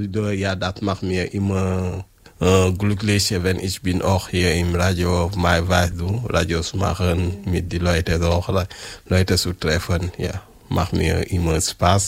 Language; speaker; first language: German; non-native, learner; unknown